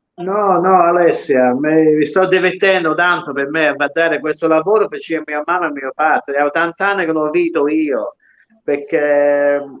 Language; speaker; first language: Italian; early bilingual, other home language; English